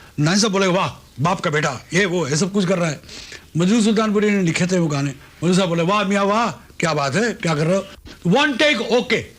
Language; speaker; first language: Hindi; non-native, local second language; Bangla